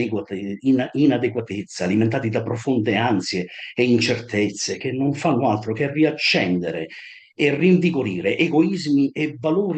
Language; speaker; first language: Italian; native; Italian